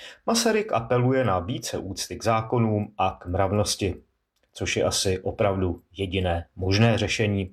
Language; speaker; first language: Czech; native; Czech